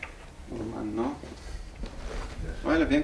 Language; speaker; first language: French; non-native, fluent; Spanish